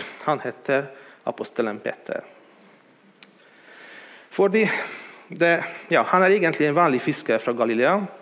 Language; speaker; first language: Swedish; non-native, fluent; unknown